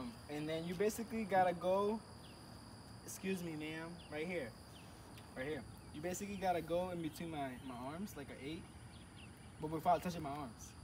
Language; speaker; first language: English; early bilingual, other home language; Spanish